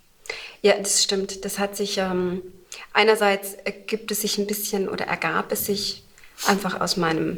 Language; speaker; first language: German; native; German